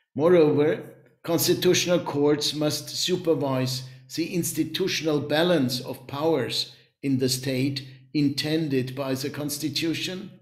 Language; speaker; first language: English; non-native, fluent; German